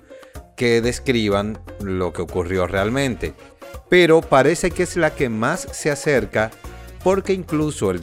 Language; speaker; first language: Spanish; native; Spanish